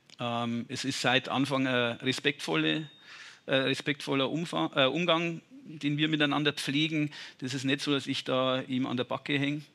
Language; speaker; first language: German; native; German